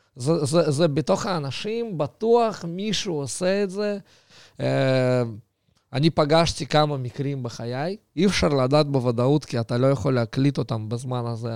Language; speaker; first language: Hebrew; early bilingual, other home language; Russian